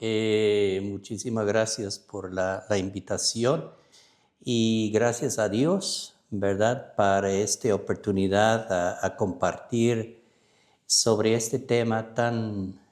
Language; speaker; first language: Spanish; non-native, fluent; English